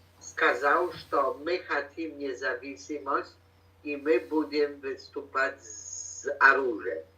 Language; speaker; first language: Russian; non-native, learner; Polish